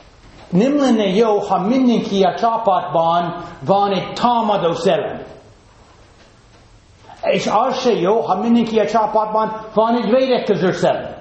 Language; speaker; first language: Hungarian; non-native, fluent; English